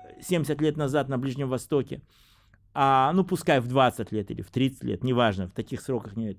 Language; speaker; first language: Russian; native; Russian